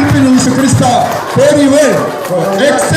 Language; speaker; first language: English; non-native, learner; Korean